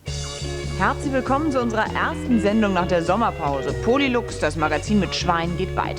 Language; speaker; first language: German; native; German